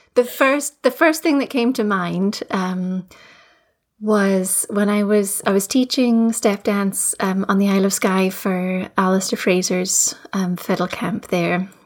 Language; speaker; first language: English; native; English